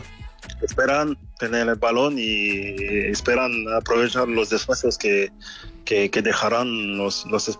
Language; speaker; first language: Spanish; non-native, fluent; French